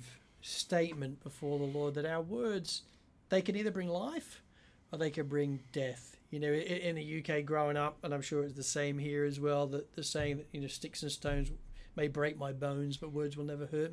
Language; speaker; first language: English; native; English